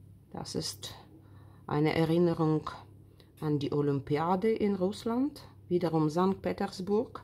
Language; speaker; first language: German; non-native, fluent; Russian